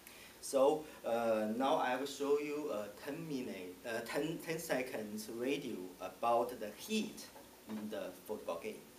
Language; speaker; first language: English; non-native, learner; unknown